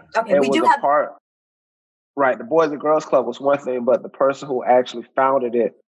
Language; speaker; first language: English; native; English